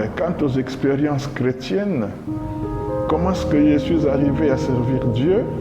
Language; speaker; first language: French; non-native, local second language; Lingala